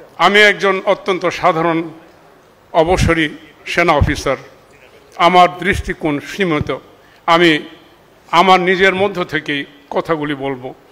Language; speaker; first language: Bangla; non-native, local second language; Marma